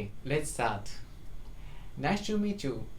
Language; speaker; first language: English; non-native, learner; Japanese